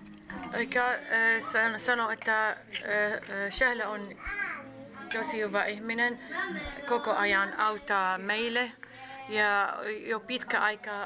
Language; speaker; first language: Finnish; non-native, learner; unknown